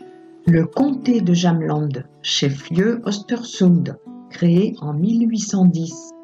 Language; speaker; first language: French; native; French